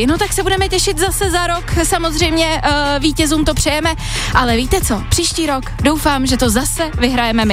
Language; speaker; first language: Czech; native; Czech